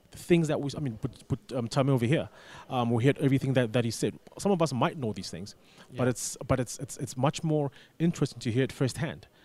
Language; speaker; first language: English; non-native, local second language; Xhosa